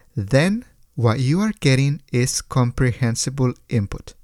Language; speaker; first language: English; non-native, fluent; Spanish